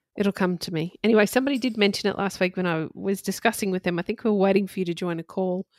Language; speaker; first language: English; native; English